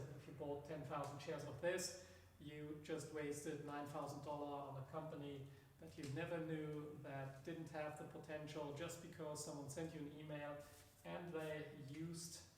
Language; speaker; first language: English; non-native, fluent; German